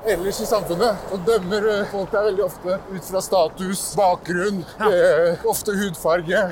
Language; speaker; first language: Norwegian; early bilingual, other home language; Persian